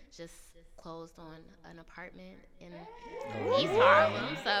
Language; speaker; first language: English; native; English